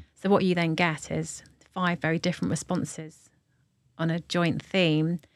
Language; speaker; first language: English; native; English